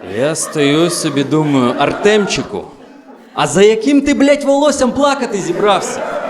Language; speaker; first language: Ukrainian; native; Ukrainian